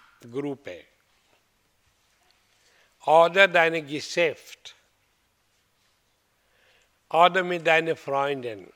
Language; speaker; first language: German; non-native, fluent; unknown